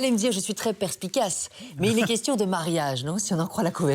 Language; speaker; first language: French; native; French